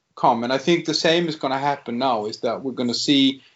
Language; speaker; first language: English; non-native, fluent; Icelandic